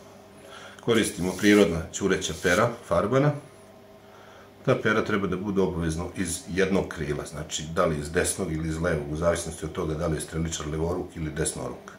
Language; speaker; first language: Serbian; native; Serbian